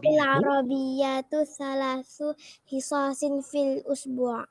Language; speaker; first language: Arabic; non-native, learner; Indonesian